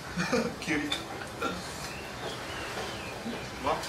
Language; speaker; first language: Japanese; non-native, fluent; Indonesian